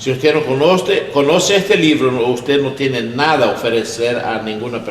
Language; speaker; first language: Spanish; non-native, learner; English